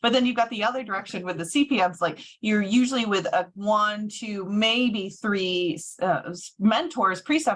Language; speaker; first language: English; native; English